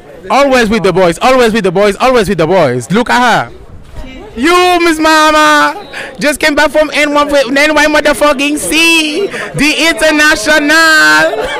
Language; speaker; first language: English; non-native, fluent; French